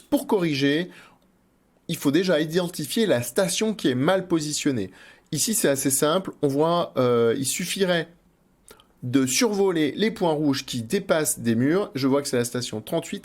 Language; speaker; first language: French; native; French